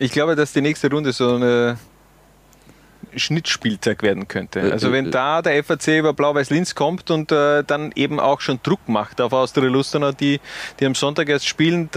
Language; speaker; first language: German; native; German